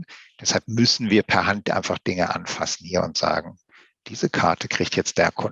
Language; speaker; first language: German; native; German